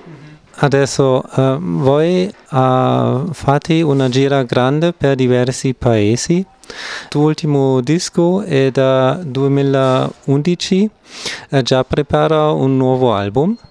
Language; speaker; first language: Italian; non-native, learner; German